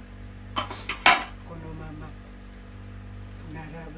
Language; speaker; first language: Japanese; native; Japanese